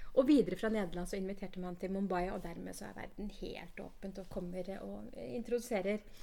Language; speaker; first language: Norwegian; early bilingual, other home language; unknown